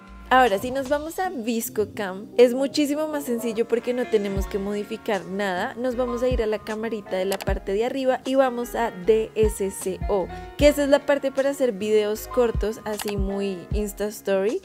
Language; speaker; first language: Spanish; native; Spanish